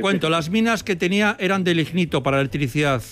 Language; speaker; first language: Spanish; native; Spanish